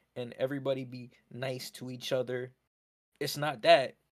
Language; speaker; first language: English; native; English